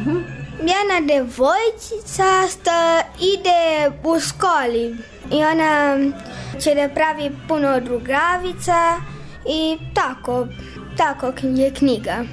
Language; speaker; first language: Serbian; early bilingual, heritage; Serbian